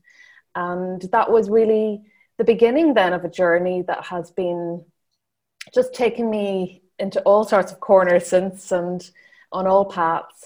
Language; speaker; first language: English; native; English